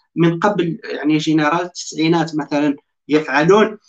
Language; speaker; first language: Arabic; native; Arabic